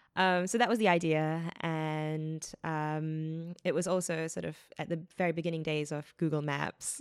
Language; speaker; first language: English; native; English